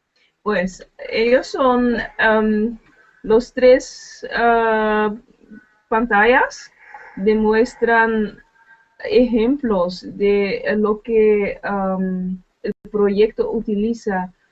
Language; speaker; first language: Spanish; non-native, learner; Dutch